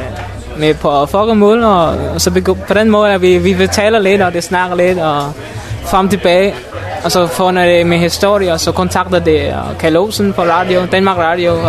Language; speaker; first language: Danish; non-native, learner; Mon